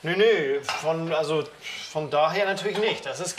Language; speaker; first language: German; native; German